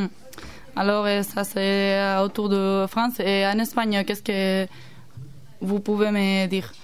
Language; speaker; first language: French; non-native, learner; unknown